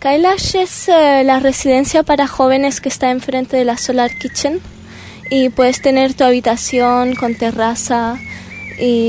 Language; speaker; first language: Spanish; early bilingual, heritage; Spanish